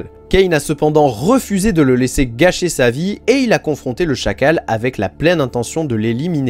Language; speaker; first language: French; native; French